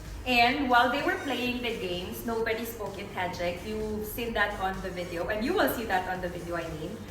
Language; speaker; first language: English; non-native, fluent; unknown